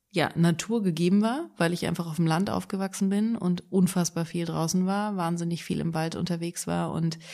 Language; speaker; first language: German; native; German